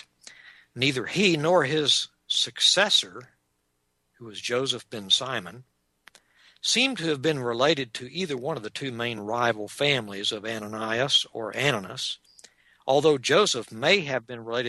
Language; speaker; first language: English; native; English